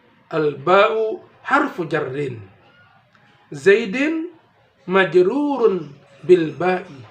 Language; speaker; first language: Arabic; non-native, fluent; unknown